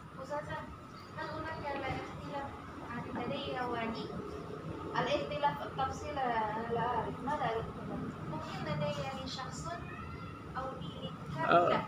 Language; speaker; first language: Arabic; non-native, learner; Indonesian